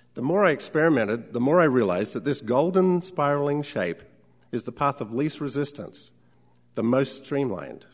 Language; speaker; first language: English; native; English